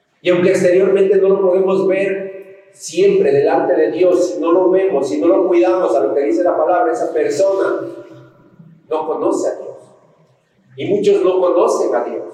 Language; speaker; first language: Spanish; native; Spanish